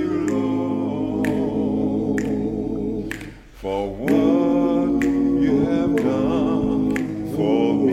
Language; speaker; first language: English; native; English